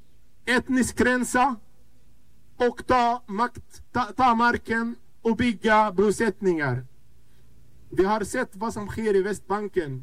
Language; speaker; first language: Swedish; non-native, fluent; Arabic